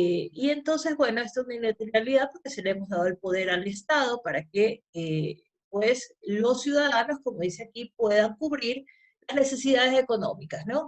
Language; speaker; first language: Spanish; native; Spanish